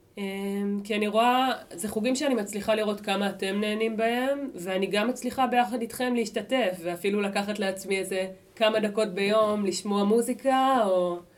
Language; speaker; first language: Hebrew; native; Hebrew